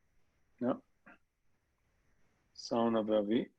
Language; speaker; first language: French; non-native, learner; Hebrew